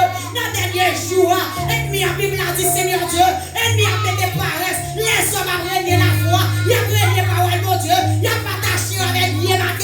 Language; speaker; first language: French; non-native, local second language; Haitian Creole